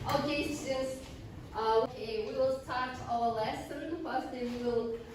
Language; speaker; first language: English; non-native, learner; Kazakh